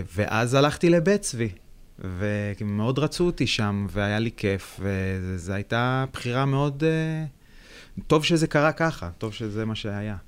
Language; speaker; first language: Hebrew; native; Hebrew